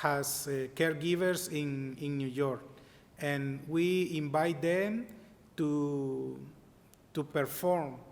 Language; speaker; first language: English; non-native, learner; Spanish